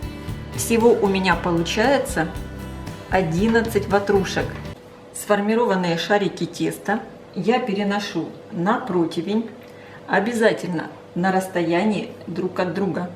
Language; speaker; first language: Russian; native; Russian